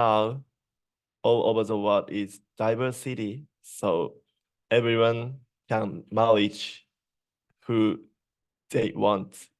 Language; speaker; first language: English; non-native, learner; Japanese